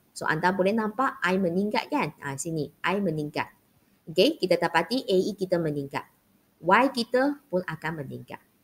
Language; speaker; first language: Malay; non-native, local second language; Chinese